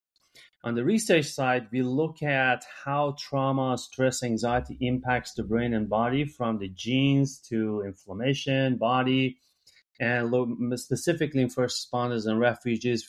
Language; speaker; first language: English; non-native, fluent; Persian